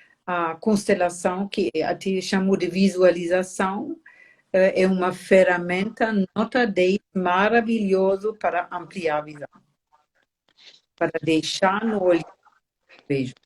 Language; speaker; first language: Portuguese; non-native, fluent; German